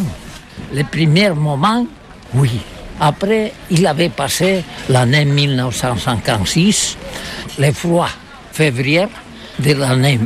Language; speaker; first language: French; non-native, learner; Catalan